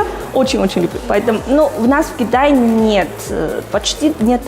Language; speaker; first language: Russian; non-native, learner; Chinese